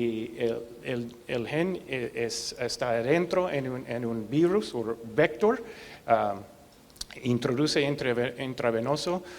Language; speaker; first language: Spanish; non-native, learner; English